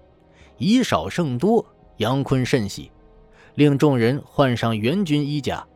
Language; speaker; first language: Chinese; native; Chinese